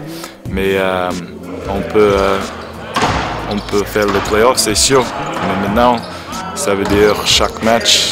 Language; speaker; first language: French; non-native, fluent; English